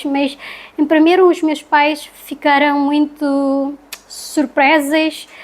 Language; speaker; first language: Portuguese; non-native, learner; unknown